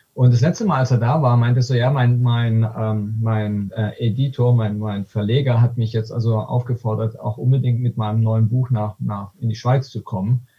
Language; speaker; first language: German; native; German